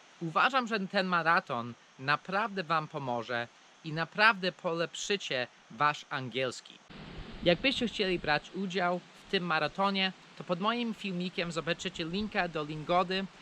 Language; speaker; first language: Polish; non-native, fluent; English